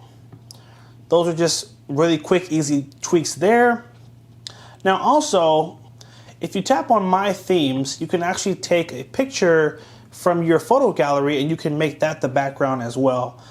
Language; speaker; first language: English; native; English